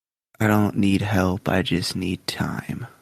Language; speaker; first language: English; native; English